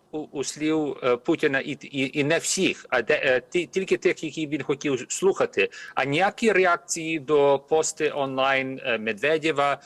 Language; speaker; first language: Ukrainian; early bilingual, heritage; Ukrainian